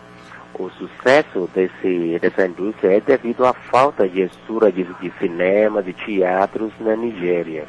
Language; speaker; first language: Portuguese; non-native, fluent; Yoruba